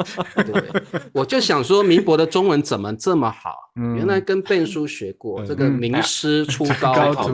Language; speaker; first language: Chinese; native; Chinese